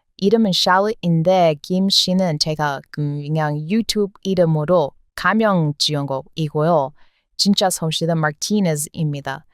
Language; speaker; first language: Korean; non-native, fluent; English